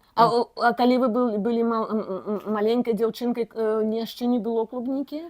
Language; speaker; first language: Belarusian; native; Belarusian